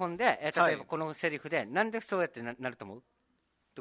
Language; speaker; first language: Japanese; native; Japanese